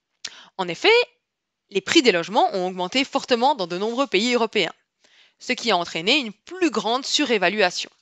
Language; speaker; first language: French; native; French